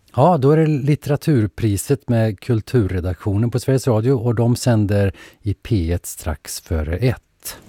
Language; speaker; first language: Swedish; native; Swedish